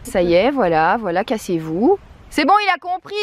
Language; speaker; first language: French; native; French